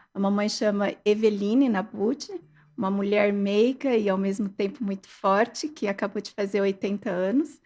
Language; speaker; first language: Portuguese; early bilingual, other home language; Arabic